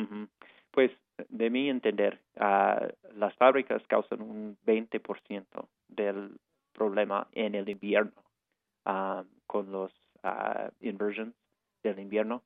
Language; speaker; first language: Spanish; non-native, fluent; English